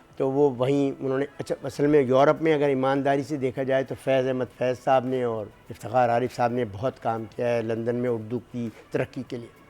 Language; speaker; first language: Urdu; native; Urdu